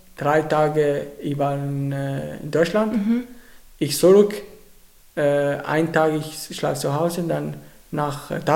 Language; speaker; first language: German; non-native, learner; Arabic